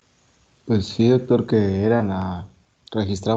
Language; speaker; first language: Spanish; native; Spanish